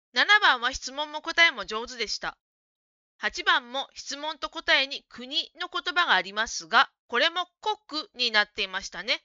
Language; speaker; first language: Japanese; native; Japanese